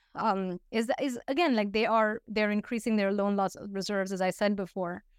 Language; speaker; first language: English; non-native, fluent; Hindi